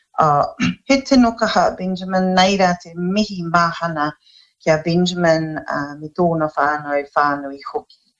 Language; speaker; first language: Māori; non-native, local second language; English